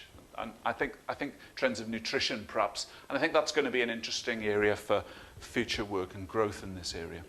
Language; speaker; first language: English; native; English